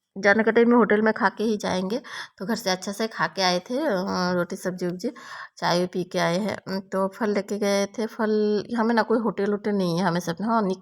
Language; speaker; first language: Hindi; non-native, local second language; Bangla